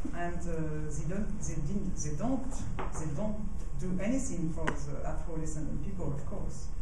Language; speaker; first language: English; non-native, fluent; French